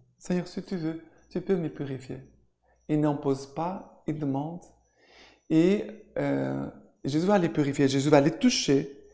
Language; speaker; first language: French; non-native, fluent; Portuguese